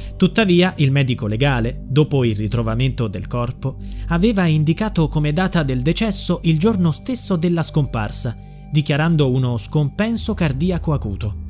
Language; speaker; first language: Italian; native; Italian